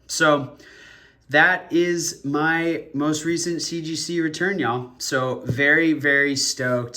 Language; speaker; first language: English; native; English